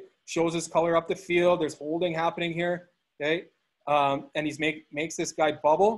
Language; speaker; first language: English; native; English